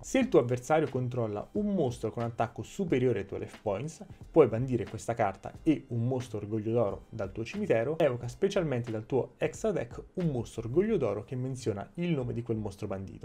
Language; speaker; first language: Italian; native; Italian